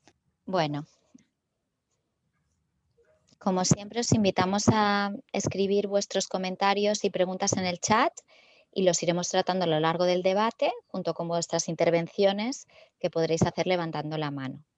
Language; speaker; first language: Spanish; native; Spanish